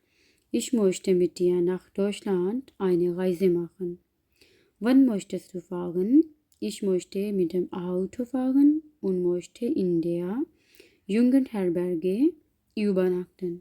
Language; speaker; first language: German; non-native, learner; Urdu